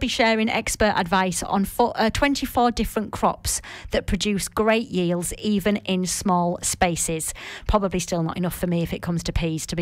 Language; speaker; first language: English; native; English